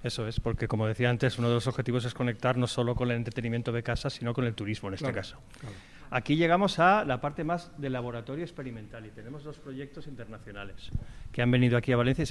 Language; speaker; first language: Spanish; native; Spanish